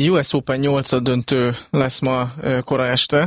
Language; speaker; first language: Hungarian; native; Hungarian